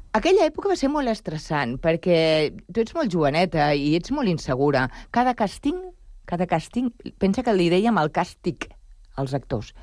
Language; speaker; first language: Catalan; early bilingual, other home language; Spanish